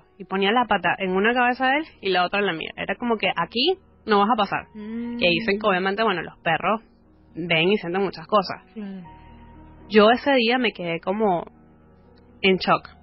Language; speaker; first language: Spanish; native; Spanish